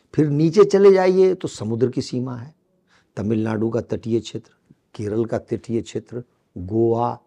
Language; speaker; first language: Hindi; native; Hindi